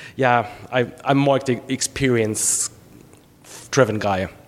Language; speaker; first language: English; non-native, fluent; German